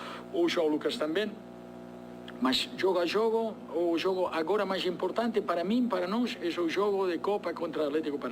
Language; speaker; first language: Portuguese; non-native, fluent; Spanish